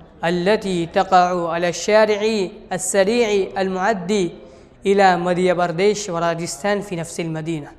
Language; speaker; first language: Arabic; non-native, fluent; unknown